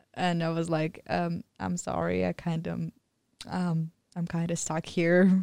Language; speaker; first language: English; non-native, fluent; Russian